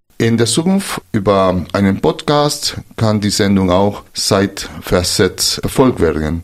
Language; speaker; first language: German; non-native, fluent; Spanish